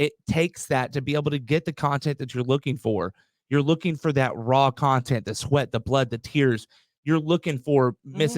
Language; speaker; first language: English; native; English